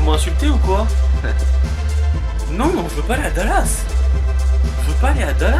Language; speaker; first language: French; native; French